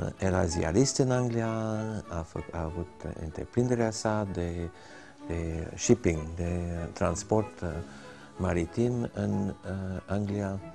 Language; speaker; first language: Romanian; early bilingual, heritage; Romanian